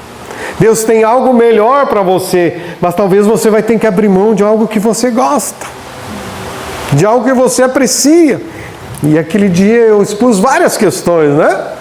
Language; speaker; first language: Portuguese; native; Portuguese